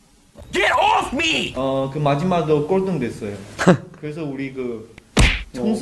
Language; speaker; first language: Korean; non-native, learner; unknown